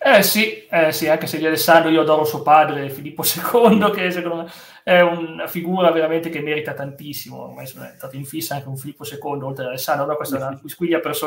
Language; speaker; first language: Italian; native; Italian